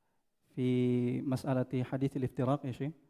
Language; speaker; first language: Arabic; non-native, learner; Indonesian